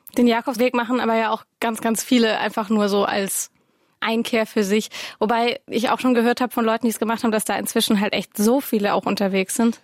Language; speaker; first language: German; native; German